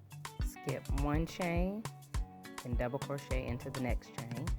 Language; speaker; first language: English; native; English